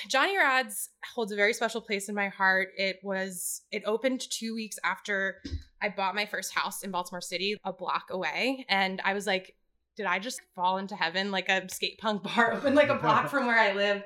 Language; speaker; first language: English; native; English